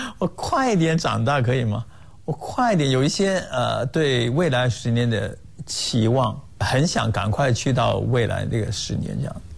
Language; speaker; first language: Chinese; non-native, local second language; Cantonese